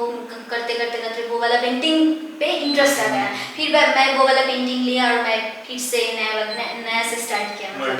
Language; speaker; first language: Hindi; non-native, local second language; Bangla